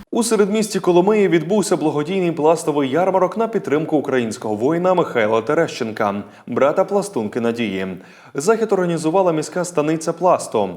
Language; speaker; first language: Ukrainian; native; Ukrainian